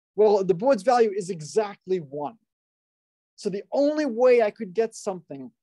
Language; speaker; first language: English; native; English